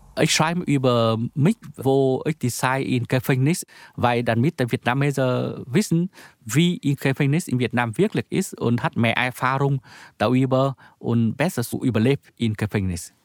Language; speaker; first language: German; non-native, learner; Vietnamese